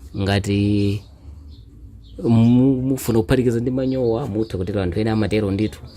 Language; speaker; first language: Nyanja; native; Nyanja